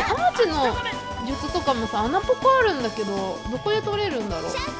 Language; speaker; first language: Japanese; native; Japanese